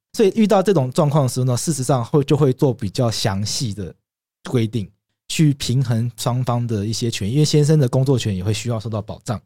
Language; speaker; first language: Chinese; native; Chinese